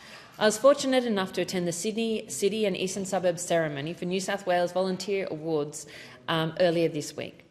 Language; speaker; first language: English; native; English